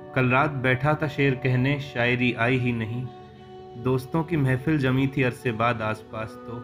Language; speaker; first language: Hindi; native; Hindi